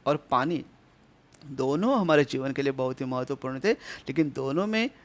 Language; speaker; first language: Hindi; non-native, local second language; Marathi